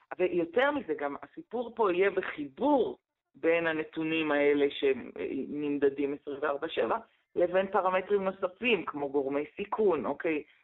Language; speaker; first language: Hebrew; native; Hebrew